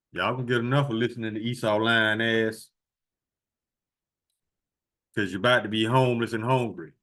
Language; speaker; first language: English; native; English